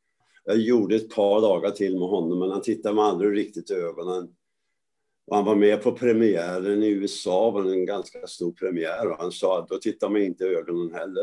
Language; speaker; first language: Swedish; native; Swedish